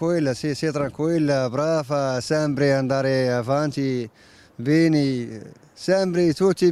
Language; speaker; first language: Italian; non-native, learner; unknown